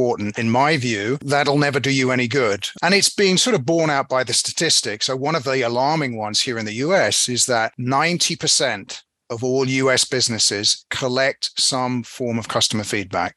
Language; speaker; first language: English; native; English